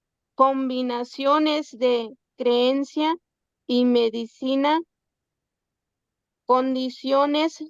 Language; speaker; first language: Spanish; non-native, local second language; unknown